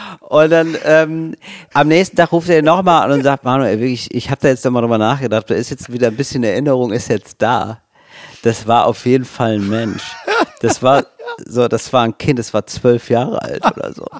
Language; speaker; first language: German; native; German